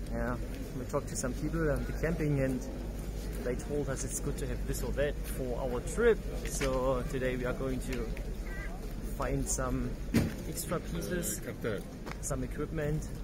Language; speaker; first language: English; non-native, fluent; German